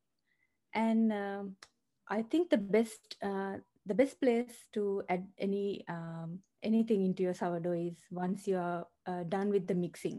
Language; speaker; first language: English; non-native, local second language; Sinhala